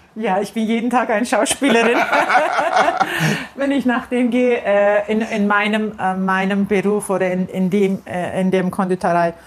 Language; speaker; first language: German; non-native, fluent; Turkish